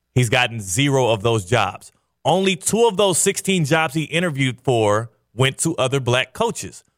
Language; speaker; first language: English; native; English